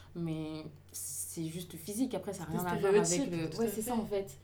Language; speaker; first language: French; native; French